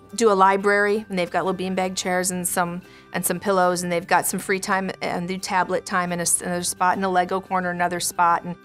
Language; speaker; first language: English; native; English